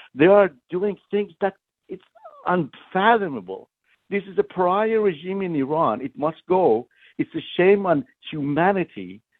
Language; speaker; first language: English; non-native, fluent; Persian